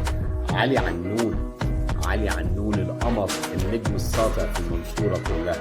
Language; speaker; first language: Arabic; native; Arabic